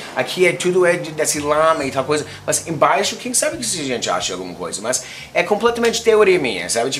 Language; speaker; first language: Portuguese; non-native, fluent; English